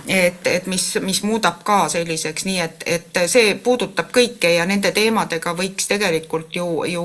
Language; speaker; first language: Estonian; native; Estonian